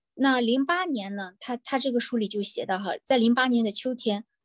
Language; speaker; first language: Chinese; native; Chinese